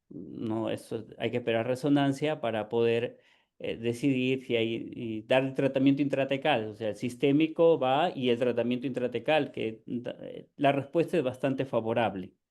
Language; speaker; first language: Spanish; native; Spanish